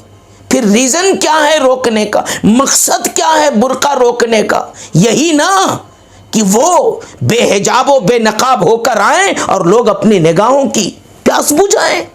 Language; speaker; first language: Urdu; native; Urdu